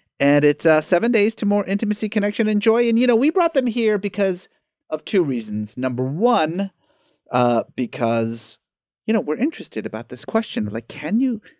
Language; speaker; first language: English; early bilingual, other home language; Persian